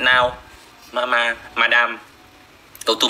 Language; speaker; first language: English; non-native, learner; Vietnamese